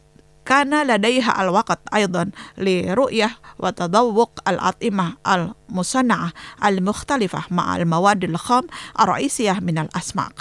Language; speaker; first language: Arabic; non-native, fluent; Indonesian